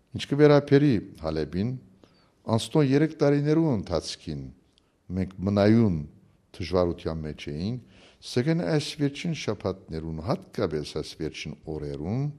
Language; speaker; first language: Armenian; early bilingual, heritage; Armenian